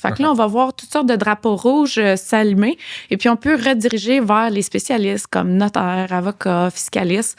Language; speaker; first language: French; native; French